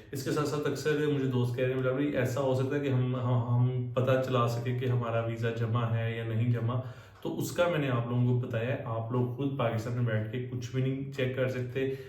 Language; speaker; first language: Urdu; non-native, local second language; Punjabi